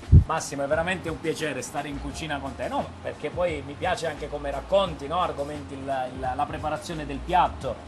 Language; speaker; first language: Italian; native; Italian